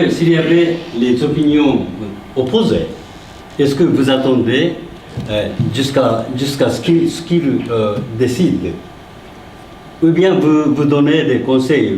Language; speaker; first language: French; non-native, learner; Japanese